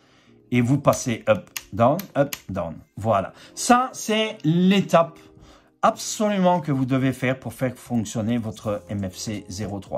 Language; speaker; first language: French; native; French